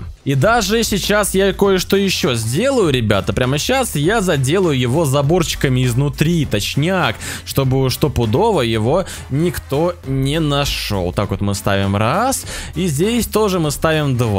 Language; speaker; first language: Russian; native; Russian